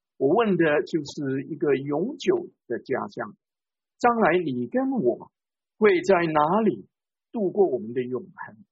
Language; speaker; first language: Chinese; non-native, local second language; Cantonese